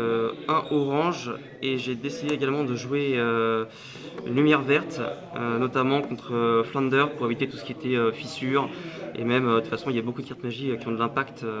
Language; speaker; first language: French; native; French